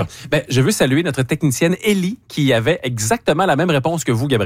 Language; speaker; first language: French; native; French